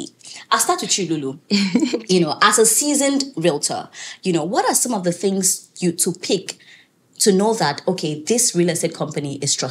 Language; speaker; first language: English; native; English